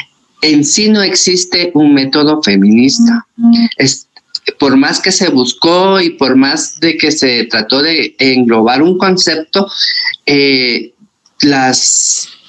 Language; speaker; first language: Spanish; native; Spanish